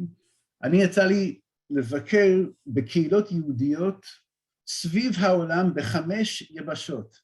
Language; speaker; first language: Hebrew; non-native, fluent; English